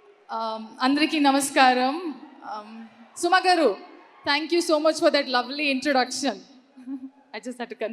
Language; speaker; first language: Telugu; non-native, learner; Kannada